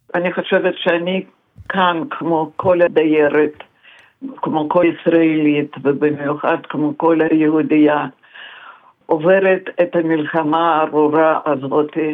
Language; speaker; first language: Hebrew; non-native, fluent; Russian